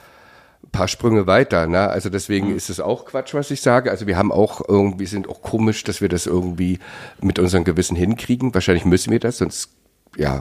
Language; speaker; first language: German; native; German